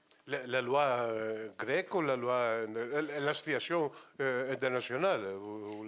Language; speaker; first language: French; non-native, fluent; Greek